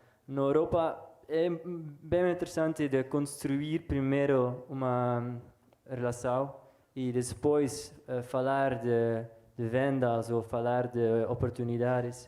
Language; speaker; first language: Portuguese; non-native, fluent; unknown